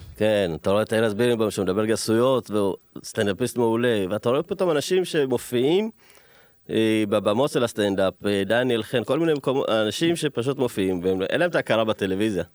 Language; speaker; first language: Hebrew; early bilingual, other home language; Amharic